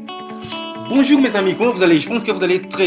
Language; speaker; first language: French; non-native, fluent; Spanish